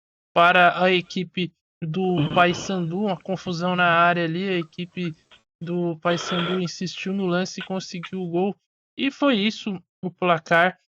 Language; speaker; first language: Portuguese; native; Portuguese